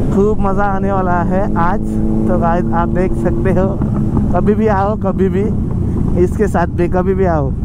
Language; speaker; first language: Hindi; non-native, local second language; Marathi